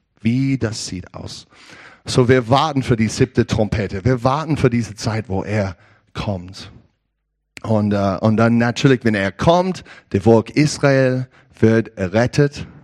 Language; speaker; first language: German; non-native, learner; English